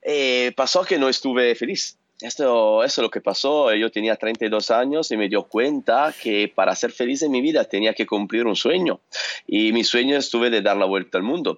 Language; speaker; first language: Spanish; non-native, learner; Italian